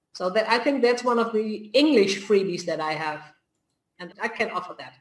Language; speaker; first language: English; non-native, fluent; Dutch